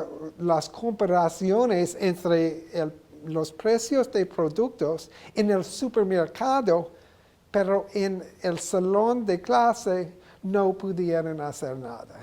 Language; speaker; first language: Spanish; non-native, learner; English